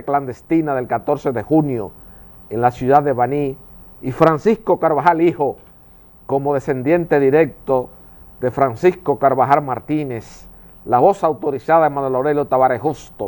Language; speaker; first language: Spanish; native; Spanish